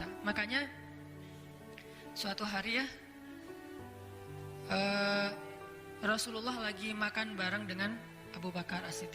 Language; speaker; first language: Indonesian; native; Indonesian